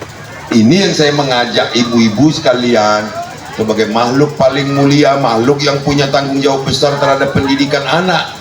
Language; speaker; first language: Indonesian; non-native, local second language; Javanese